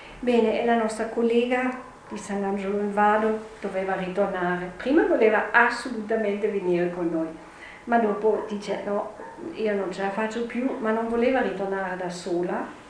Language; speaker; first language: Italian; non-native, fluent; German